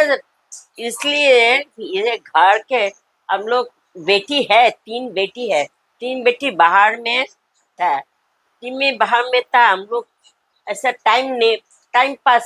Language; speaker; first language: Hindi; non-native, local second language; Bangla